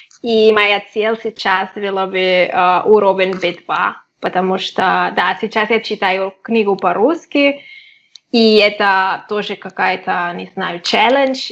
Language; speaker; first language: Russian; non-native, learner; Catalan